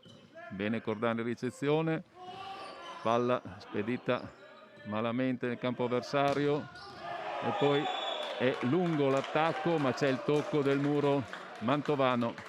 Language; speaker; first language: Italian; native; Italian